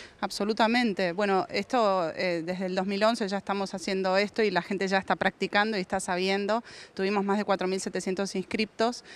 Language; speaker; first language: Spanish; native; Spanish